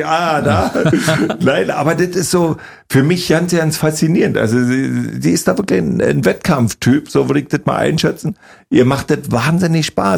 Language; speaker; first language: German; native; German